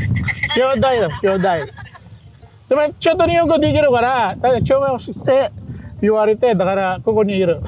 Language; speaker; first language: Japanese; non-native, learner; Pampanga